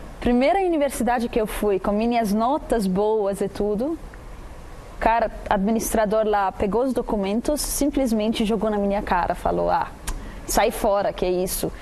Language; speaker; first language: Portuguese; non-native, fluent; Arabic